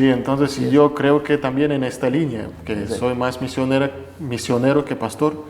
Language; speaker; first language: Spanish; non-native, fluent; Russian